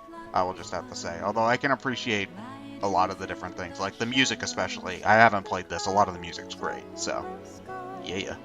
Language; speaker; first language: English; native; English